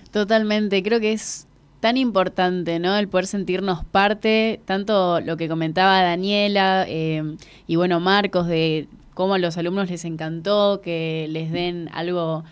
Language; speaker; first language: Spanish; native; Spanish